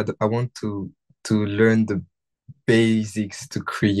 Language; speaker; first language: English; non-native, fluent; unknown